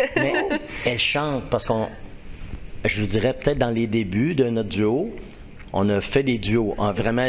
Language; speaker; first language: French; native; French